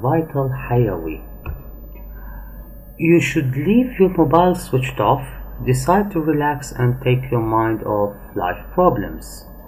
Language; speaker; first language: English; non-native, fluent; Arabic